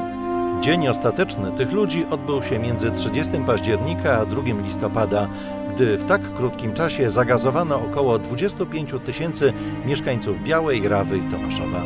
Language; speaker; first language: Polish; native; Polish